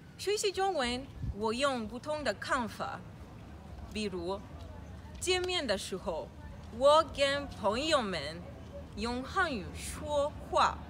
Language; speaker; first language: Chinese; non-native, learner; Swahili